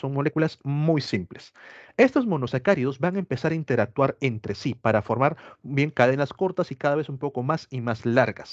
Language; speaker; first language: Spanish; native; Spanish